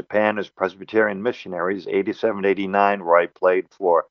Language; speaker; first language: English; native; English